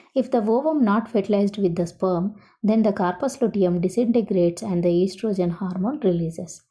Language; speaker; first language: English; non-native, local second language; Telugu